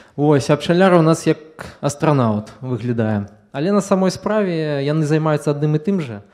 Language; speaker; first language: Russian; non-native, local second language; Belarusian